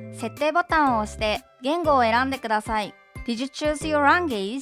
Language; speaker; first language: Japanese; native; Japanese